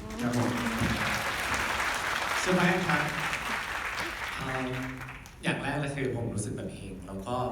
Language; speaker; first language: Thai; native; Thai